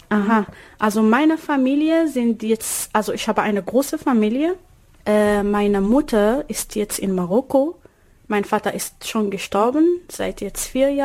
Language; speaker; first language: German; non-native, learner; Arabic